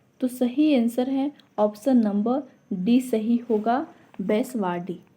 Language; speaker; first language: Hindi; native; Hindi